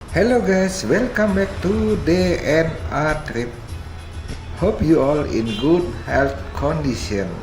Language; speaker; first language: English; non-native, fluent; Indonesian